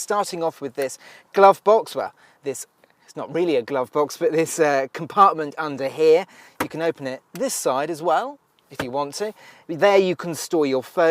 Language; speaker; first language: English; native; English